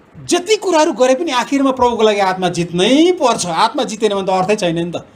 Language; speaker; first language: Nepali; non-native, local second language; Eastern Tamang